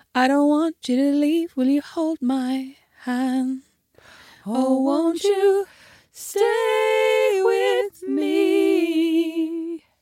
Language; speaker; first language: English; native; English